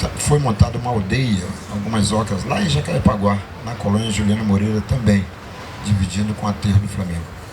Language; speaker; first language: Portuguese; non-native, local second language; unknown